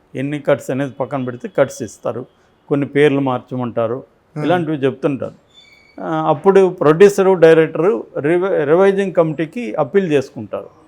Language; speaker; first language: Telugu; native; Telugu